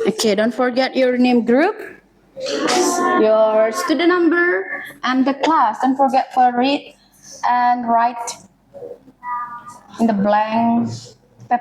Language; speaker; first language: English; non-native, learner; Indonesian